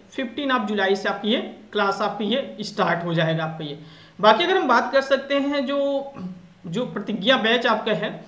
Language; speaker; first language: Hindi; native; Hindi